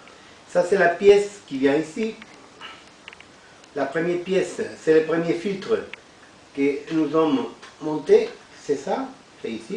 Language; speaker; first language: French; non-native, fluent; Spanish